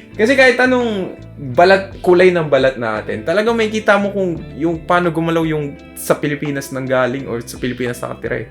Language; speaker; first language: Filipino; native; Filipino